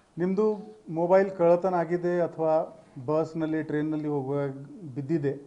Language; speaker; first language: Kannada; non-native, fluent; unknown